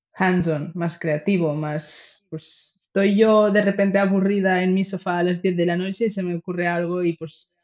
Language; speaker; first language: Spanish; native; Spanish